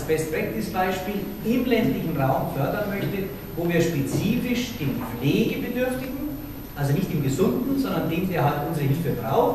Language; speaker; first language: German; native; German